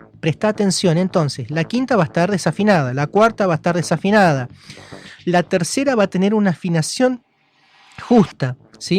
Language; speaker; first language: Spanish; native; Spanish